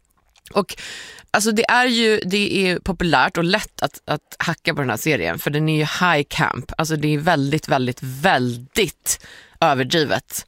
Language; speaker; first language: Swedish; native; Swedish